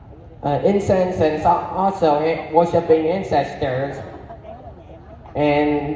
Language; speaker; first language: English; non-native, fluent; Vietnamese